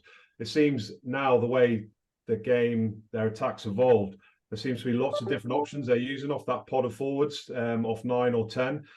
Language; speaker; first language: English; native; English